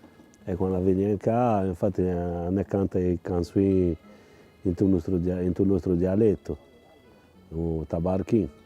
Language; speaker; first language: Italian; non-native, local second language; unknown